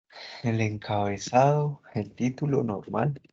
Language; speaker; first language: Spanish; native; Spanish